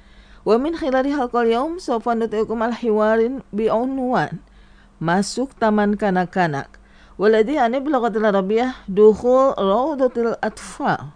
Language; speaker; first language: Arabic; non-native, fluent; Indonesian